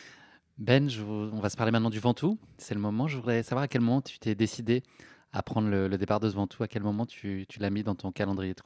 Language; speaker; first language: French; native; French